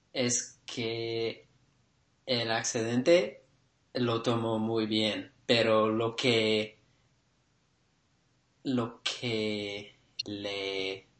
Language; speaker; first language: Spanish; non-native, learner; English